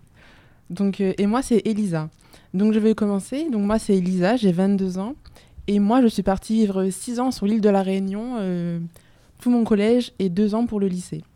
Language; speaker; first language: French; native; French